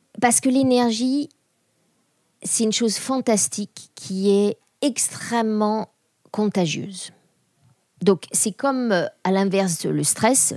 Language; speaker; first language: French; native; French